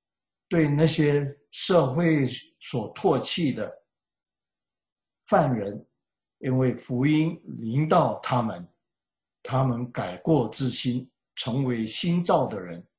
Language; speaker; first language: Chinese; native; Chinese